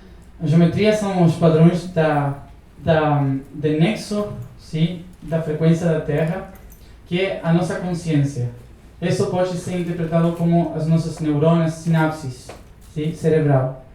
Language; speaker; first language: Portuguese; non-native, learner; Spanish